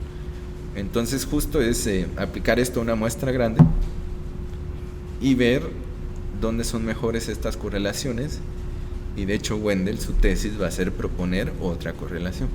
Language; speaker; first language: Spanish; native; Spanish